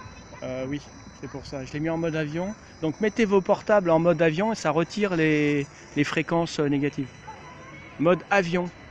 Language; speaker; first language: French; native; French